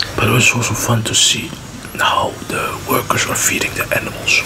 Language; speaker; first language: English; non-native, fluent; Dutch